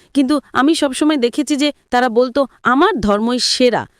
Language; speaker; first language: Bangla; non-native, fluent; Italian